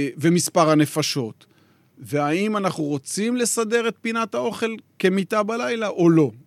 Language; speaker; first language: Hebrew; native; Hebrew